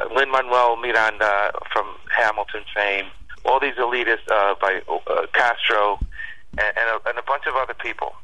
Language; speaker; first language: English; early bilingual, other home language; Spanish